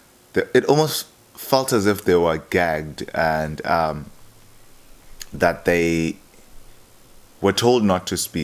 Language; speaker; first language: English; non-native, local second language; Xhosa